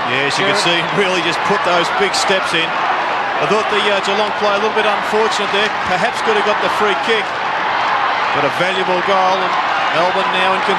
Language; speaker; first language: English; native; English